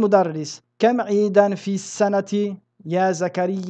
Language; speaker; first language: Arabic; non-native, fluent; French